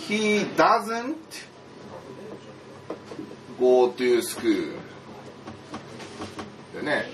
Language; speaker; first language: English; non-native, fluent; Japanese